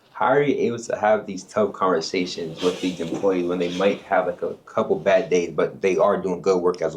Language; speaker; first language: English; native; English